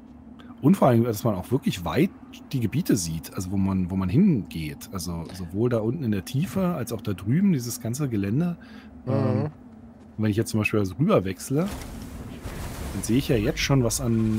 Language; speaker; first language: German; native; German